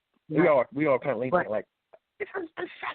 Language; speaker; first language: English; native; English